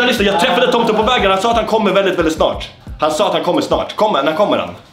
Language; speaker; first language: Swedish; native; Swedish